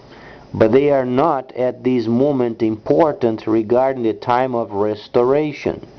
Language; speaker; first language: English; non-native, fluent; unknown